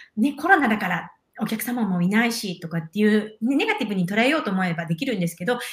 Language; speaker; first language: Japanese; native; Japanese